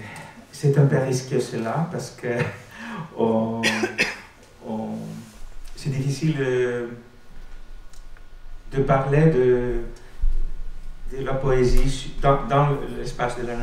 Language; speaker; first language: French; non-native, fluent; Greek